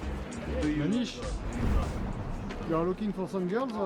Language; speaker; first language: English; non-native, learner; French